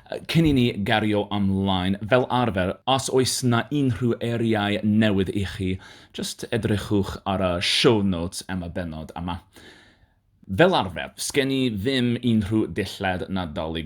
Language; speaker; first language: Welsh; non-native, learner; English